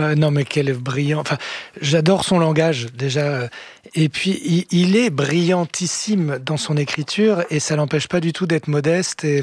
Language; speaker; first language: French; native; French